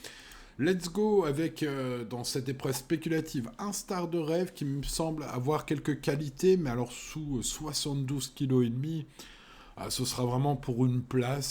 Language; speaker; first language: French; native; French